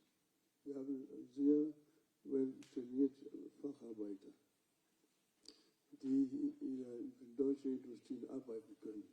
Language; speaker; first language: German; non-native, fluent; Luo (Kenya and Tanzania)